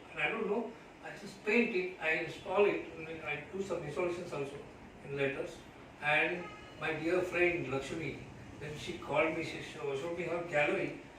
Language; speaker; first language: English; non-native, local second language; Marathi